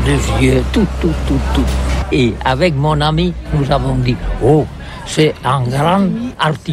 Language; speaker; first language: French; non-native, learner; Catalan